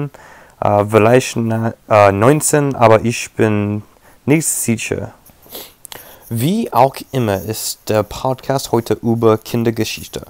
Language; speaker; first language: German; non-native, learner; English